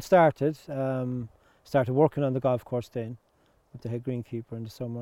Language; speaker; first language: English; native; English